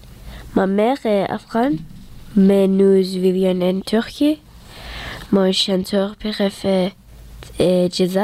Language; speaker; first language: French; non-native, learner; Turkish